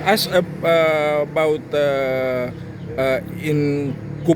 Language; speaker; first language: English; non-native, learner; Indonesian